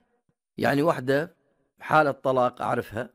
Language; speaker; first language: Arabic; native; Arabic